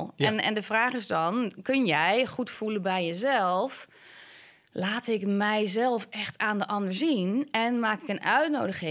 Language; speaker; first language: Dutch; native; Dutch